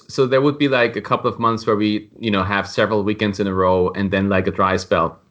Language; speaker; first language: English; non-native, fluent; German